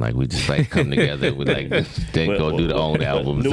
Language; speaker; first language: English; native; English